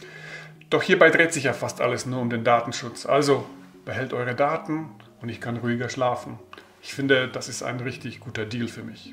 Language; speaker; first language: German; native; German